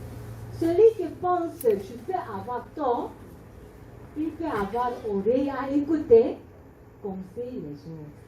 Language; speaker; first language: French; non-native, learner; Korean